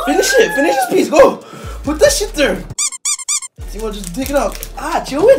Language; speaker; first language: English; early bilingual, other home language; Spanish